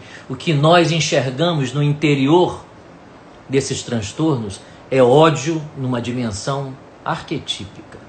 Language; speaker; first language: Portuguese; native; Portuguese